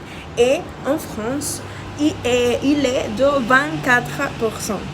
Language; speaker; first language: French; non-native, fluent; Spanish